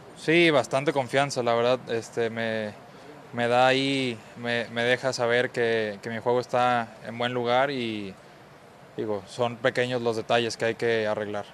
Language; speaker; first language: Spanish; native; Spanish